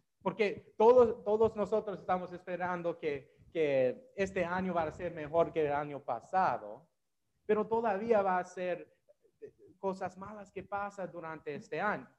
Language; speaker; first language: Spanish; non-native, learner; English